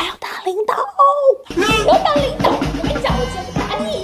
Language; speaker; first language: Chinese; native; Chinese